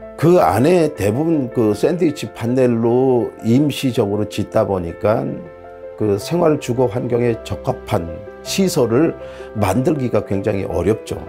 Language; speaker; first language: Korean; native; Korean